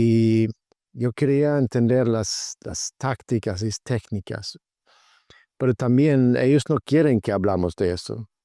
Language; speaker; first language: Spanish; non-native, fluent; Swedish